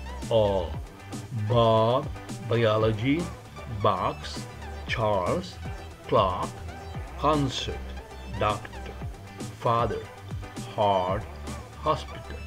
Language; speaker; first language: English; non-native, fluent; Spanish